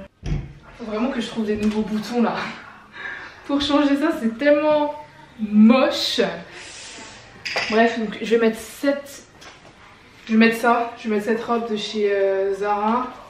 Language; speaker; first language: French; native; French